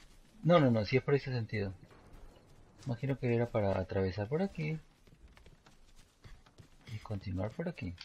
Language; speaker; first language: Spanish; non-native, fluent; Portuguese